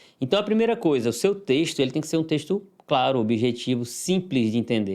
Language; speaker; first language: Portuguese; native; Portuguese